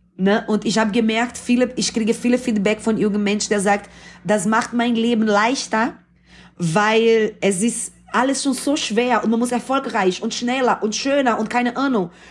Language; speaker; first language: German; non-native, fluent; Portuguese